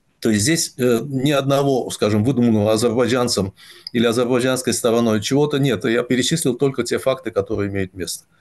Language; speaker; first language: Russian; non-native, local second language; Azerbaijani